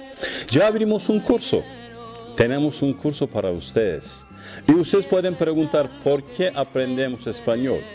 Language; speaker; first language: Spanish; non-native, fluent; Turkish